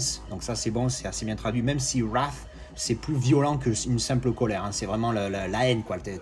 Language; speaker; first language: French; native; French